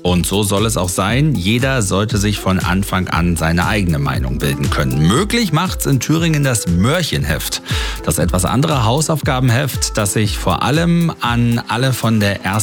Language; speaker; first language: German; native; German